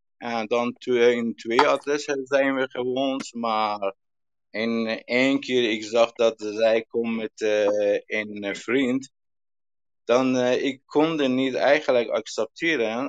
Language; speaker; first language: Dutch; non-native, learner; Persian